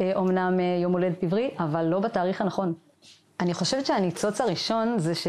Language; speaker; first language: Hebrew; native; Hebrew